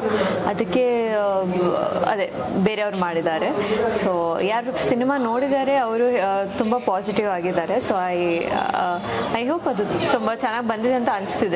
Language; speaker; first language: Kannada; non-native, local second language; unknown